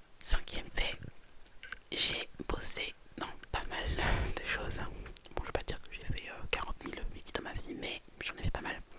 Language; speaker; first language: French; native; French